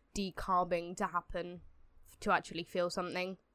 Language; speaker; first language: English; native; English